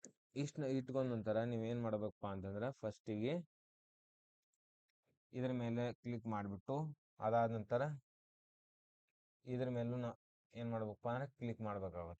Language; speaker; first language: Kannada; native; Kannada